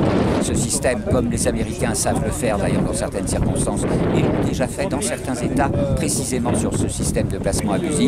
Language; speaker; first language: French; native; French